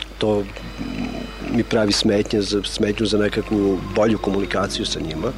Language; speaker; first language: Serbian; non-native, local second language; Albanian